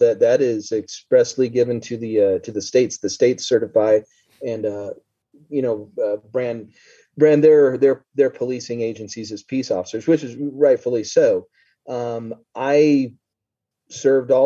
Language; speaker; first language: English; native; English